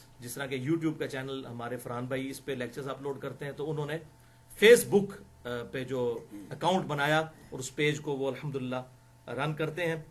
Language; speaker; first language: Urdu; non-native, local second language; Punjabi